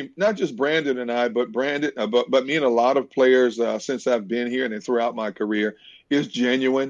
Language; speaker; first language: English; native; English